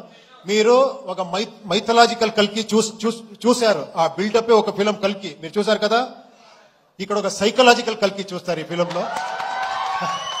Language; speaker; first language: Telugu; non-native, local second language; Kannada